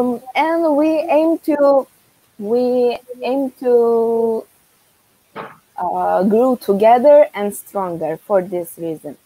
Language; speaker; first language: English; non-native, fluent; Turkish